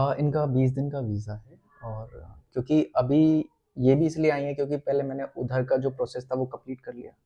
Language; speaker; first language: Hindi; native; Hindi